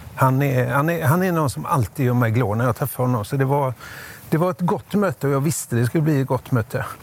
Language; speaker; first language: Swedish; native; Swedish